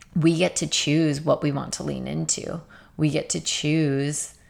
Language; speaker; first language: English; native; English